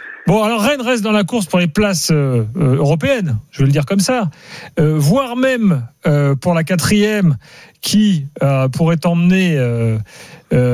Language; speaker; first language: French; native; French